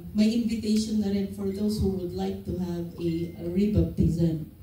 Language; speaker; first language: English; non-native, local second language; Filipino